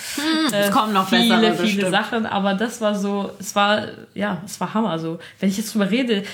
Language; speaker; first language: German; early bilingual, other home language; Armenian